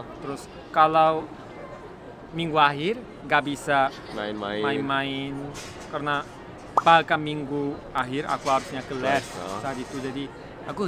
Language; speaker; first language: Indonesian; non-native, learner; Korean